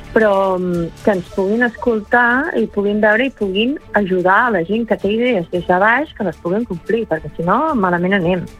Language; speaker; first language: Catalan; native; Catalan